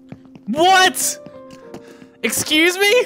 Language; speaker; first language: English; native; English